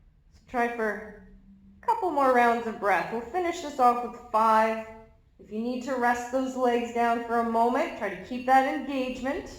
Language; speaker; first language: English; native; English